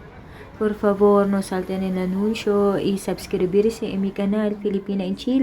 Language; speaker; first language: Spanish; non-native, learner; Filipino